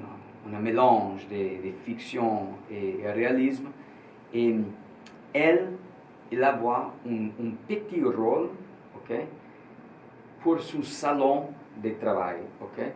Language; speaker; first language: French; non-native, learner; Italian